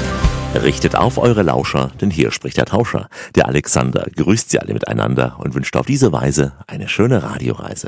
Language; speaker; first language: German; native; German